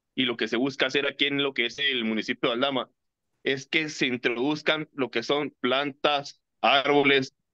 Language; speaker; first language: Spanish; native; Spanish